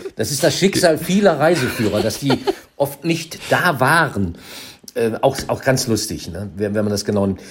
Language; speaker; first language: German; native; German